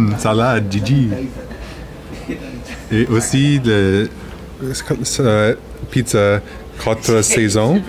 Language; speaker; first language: French; non-native, learner; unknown